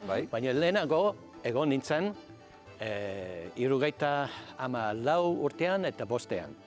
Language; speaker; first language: Basque; non-native, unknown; English